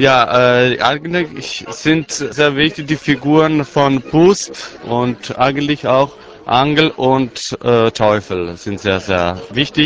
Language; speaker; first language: German; non-native, learner; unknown